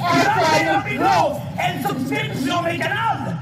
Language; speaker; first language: Spanish; non-native, learner; English